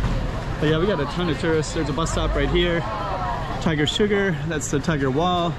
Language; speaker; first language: English; native; English